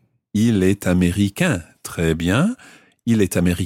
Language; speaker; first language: French; non-native, fluent; English